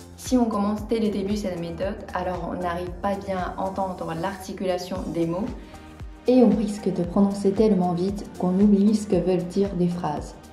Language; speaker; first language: French; non-native, fluent; Chinese